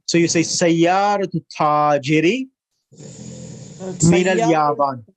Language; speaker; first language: Arabic; non-native, fluent; English